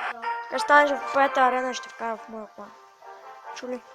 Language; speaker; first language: Bulgarian; native; Bulgarian